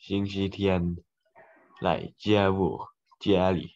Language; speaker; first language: Chinese; non-native, learner; Thai